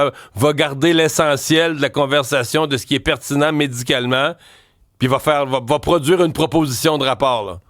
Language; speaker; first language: French; native; French